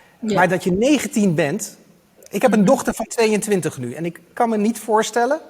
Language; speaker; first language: Dutch; native; Dutch